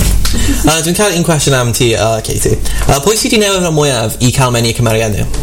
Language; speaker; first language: Welsh; non-native, learner; English